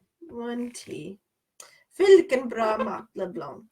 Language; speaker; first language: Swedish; non-native, learner; English